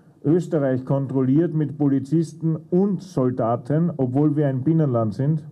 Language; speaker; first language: German; native; German